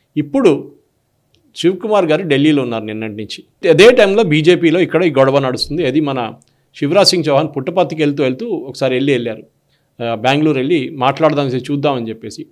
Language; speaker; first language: Telugu; non-native, local second language; Malayalam